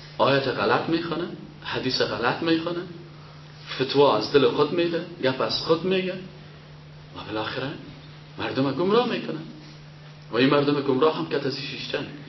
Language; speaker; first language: Persian; native; Persian